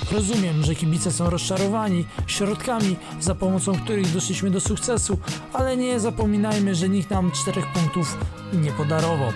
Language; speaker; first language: Polish; native; Polish